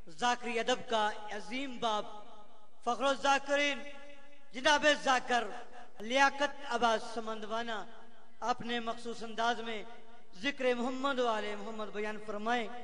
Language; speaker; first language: Urdu; non-native, local second language; Punjabi